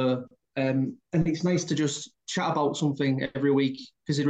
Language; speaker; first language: English; native; English